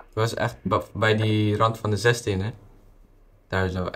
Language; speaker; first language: Dutch; non-native, fluent; Indonesian